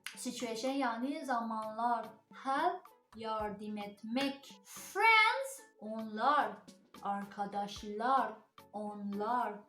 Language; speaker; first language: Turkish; non-native, learner; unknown